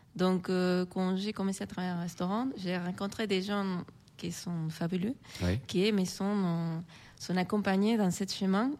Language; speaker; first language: French; non-native, fluent; Spanish